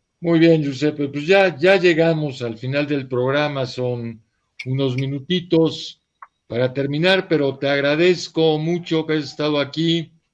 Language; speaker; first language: Spanish; native; Spanish